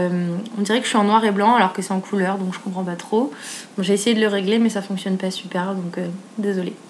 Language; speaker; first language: French; native; French